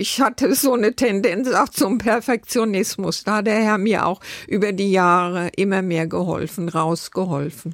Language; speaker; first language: German; native; German